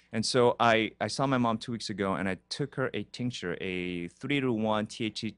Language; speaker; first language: English; non-native, fluent; Korean